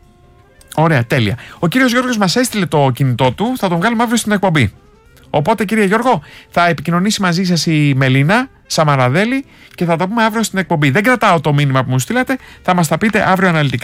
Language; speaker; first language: Greek; native; Greek